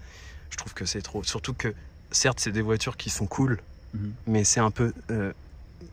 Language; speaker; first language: French; native; French